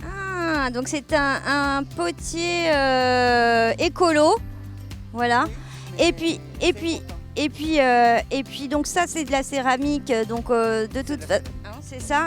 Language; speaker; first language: French; native; French